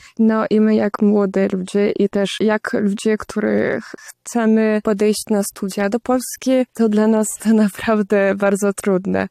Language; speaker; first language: Polish; non-native, learner; Russian